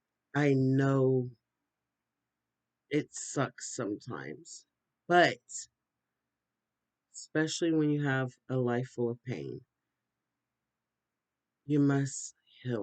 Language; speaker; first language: English; native; English